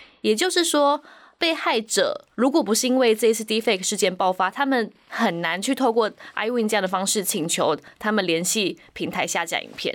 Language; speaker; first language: Chinese; native; Chinese